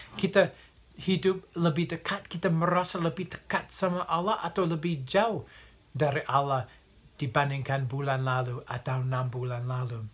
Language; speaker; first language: Indonesian; non-native, fluent; English